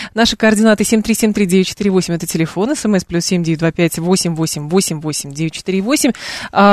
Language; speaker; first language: Russian; native; Russian